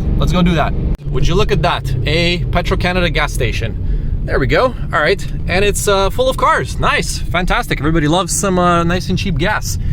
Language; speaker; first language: English; native; English